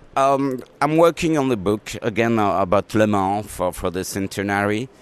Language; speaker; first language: English; non-native, learner; French